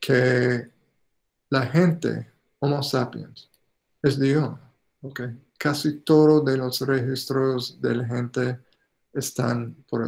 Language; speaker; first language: Spanish; non-native, fluent; English